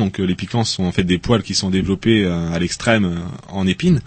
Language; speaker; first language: French; native; French